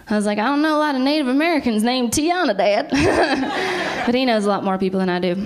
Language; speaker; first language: English; native; English